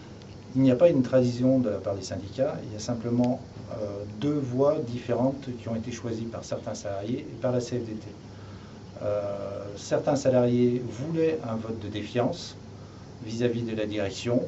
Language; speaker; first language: French; native; French